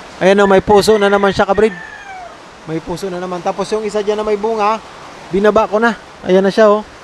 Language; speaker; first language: Filipino; native; Filipino